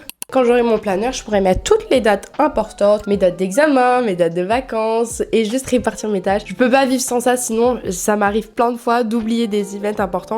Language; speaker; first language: French; native; French